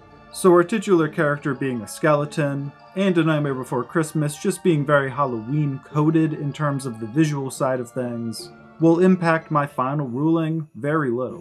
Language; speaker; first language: English; native; English